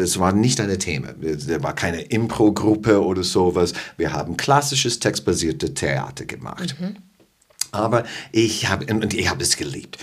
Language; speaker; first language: German; non-native, fluent; English